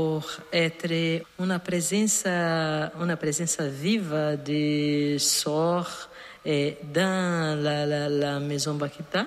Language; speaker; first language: French; non-native, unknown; Portuguese